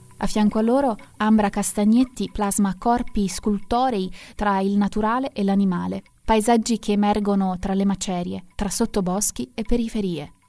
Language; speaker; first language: Italian; native; Italian